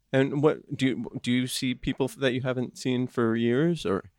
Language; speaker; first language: English; native; English